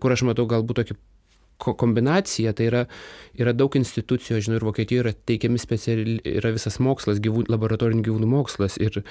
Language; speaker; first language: Lithuanian; native; Lithuanian